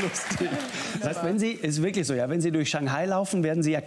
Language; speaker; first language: German; native; German